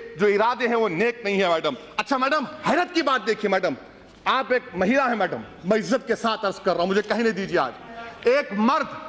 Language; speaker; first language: Urdu; native; Urdu